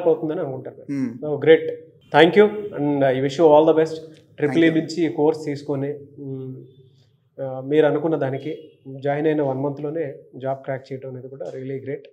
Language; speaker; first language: Telugu; native; Telugu